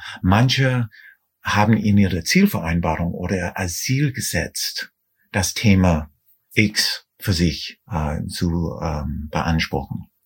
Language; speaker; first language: German; non-native, fluent; English